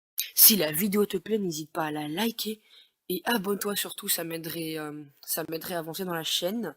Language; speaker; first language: French; native; French